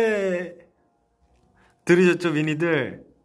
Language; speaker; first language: Korean; native; Korean